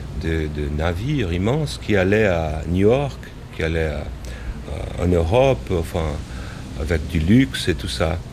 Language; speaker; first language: French; non-native, fluent; Portuguese